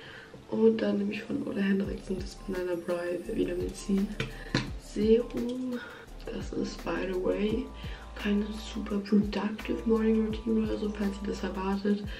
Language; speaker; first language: German; native; German